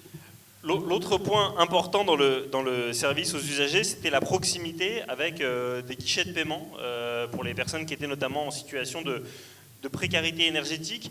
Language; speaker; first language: French; native; French